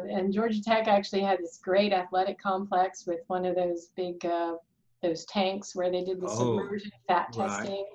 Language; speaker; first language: English; native; English